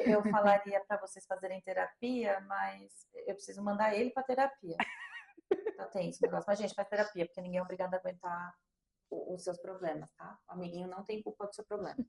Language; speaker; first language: Portuguese; native; Portuguese